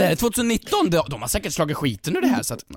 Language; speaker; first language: Swedish; native; Swedish